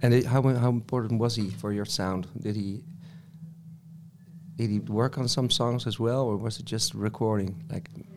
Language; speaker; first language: English; non-native, fluent; Dutch